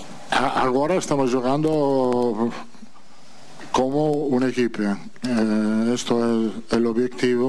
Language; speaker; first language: Portuguese; non-native, fluent; Italian